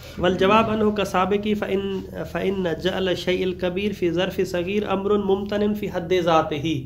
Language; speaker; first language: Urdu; non-native, local second language; Sindhi